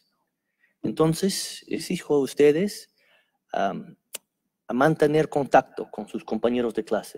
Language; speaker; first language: Spanish; non-native, fluent; English